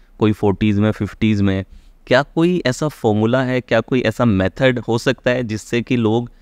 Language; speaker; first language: Hindi; native; Hindi